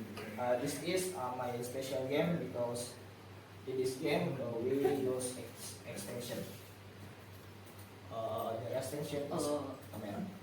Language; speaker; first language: English; non-native, learner; Indonesian